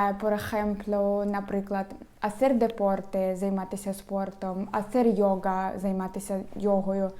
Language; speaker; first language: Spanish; non-native, fluent; Ukrainian